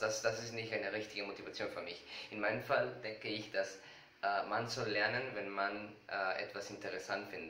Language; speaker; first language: German; non-native, learner; Spanish